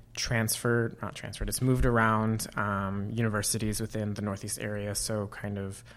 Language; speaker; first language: English; native; English